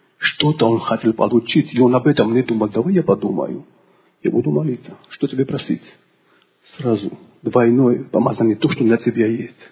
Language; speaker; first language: Russian; non-native, local second language; Georgian